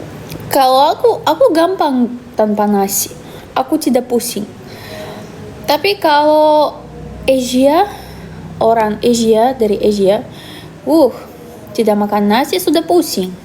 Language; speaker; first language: Indonesian; non-native, fluent; Russian